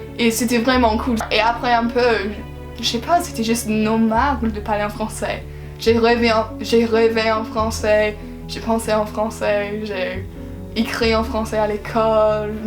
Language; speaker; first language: French; non-native, fluent; English